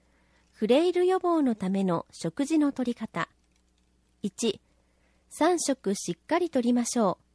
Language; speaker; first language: Japanese; native; Japanese